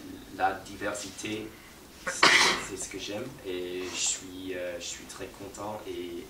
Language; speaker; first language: French; non-native, fluent; English